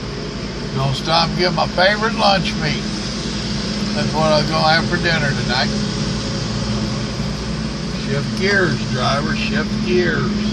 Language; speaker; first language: English; native; English